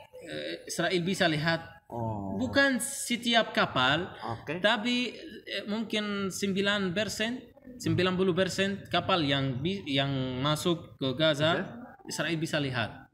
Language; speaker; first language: Indonesian; non-native, learner; Arabic